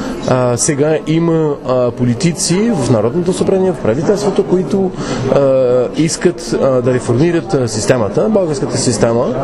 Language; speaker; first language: Bulgarian; non-native, fluent; French